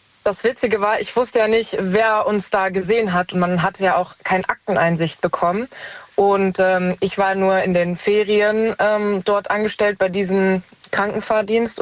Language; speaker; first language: German; native; German